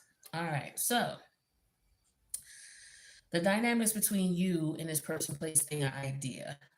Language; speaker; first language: English; native; English